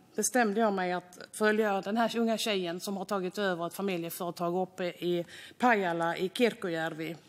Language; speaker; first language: Swedish; native; Swedish